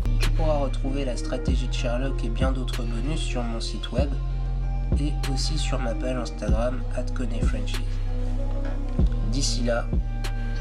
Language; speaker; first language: French; native; French